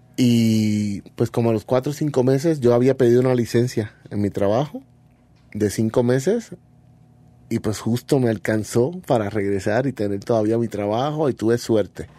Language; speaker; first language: Spanish; native; Spanish